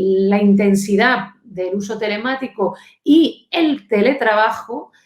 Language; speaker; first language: Spanish; native; Spanish